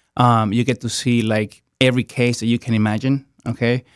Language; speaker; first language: English; non-native, fluent; Spanish